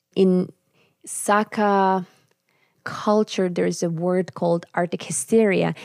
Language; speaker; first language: English; non-native, fluent; Russian